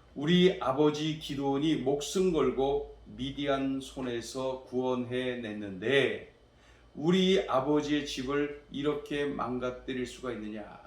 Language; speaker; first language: Korean; native; Korean